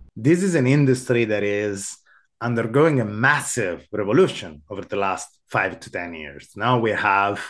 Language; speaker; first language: English; non-native, fluent; Italian